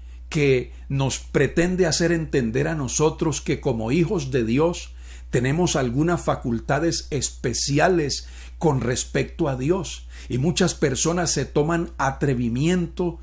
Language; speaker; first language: Spanish; native; Spanish